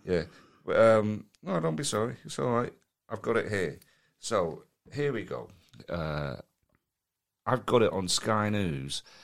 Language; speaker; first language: English; native; English